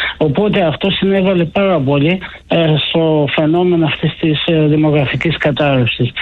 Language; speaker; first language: Greek; early bilingual, heritage; Greek